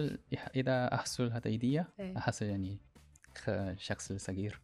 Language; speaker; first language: Arabic; non-native, learner; Korean